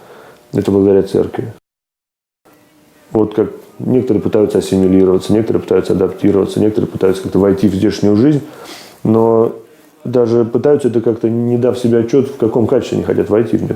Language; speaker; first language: Russian; native; Russian